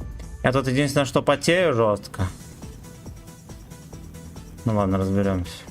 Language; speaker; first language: Russian; native; Russian